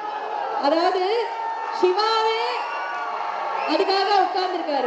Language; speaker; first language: Tamil; native; Tamil